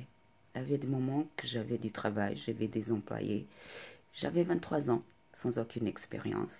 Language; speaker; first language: French; non-native, fluent; Portuguese